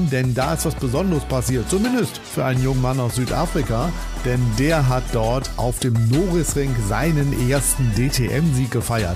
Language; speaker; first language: German; native; German